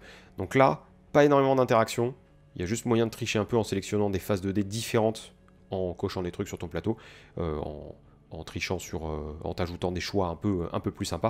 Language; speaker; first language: French; native; French